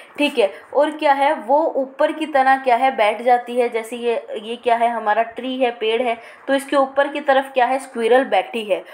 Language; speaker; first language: Hindi; native; Hindi